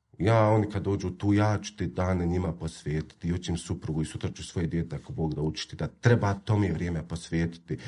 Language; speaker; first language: Croatian; native; Croatian